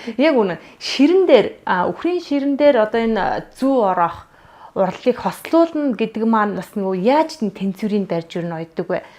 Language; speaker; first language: Mongolian; native; Mongolian